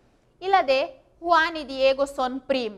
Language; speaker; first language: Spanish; non-native, fluent; Portuguese